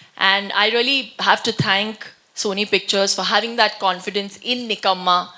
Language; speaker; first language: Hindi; non-native, local second language; Tulu